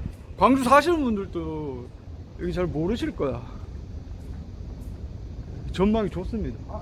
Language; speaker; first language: Korean; native; Korean